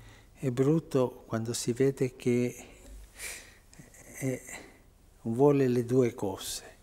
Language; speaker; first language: Italian; non-native, fluent; Spanish